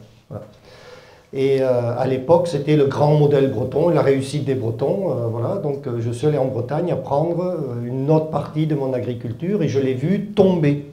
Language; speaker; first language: French; early bilingual, other home language; German